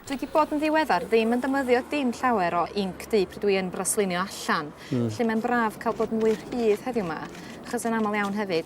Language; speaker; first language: Welsh; native; Welsh